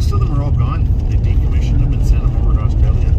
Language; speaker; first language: English; native; English